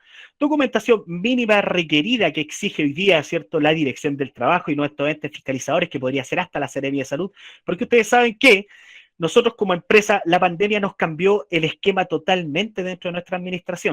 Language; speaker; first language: Spanish; native; Spanish